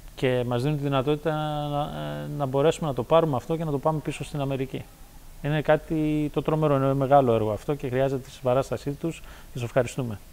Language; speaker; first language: Greek; early bilingual, heritage; Greek